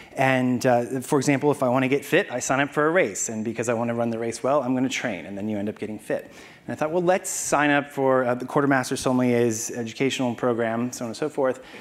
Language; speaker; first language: English; native; English